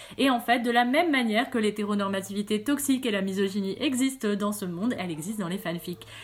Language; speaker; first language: French; early bilingual, other home language; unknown